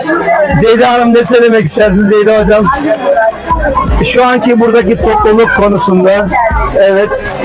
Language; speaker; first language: Turkish; early bilingual, other home language; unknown